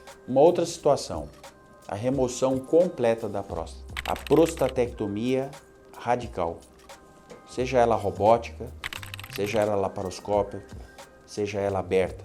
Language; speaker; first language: Portuguese; native; Portuguese